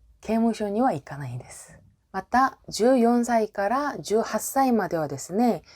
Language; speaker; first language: Japanese; non-native, fluent; Korean